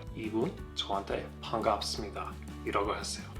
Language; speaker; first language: Korean; non-native, fluent; English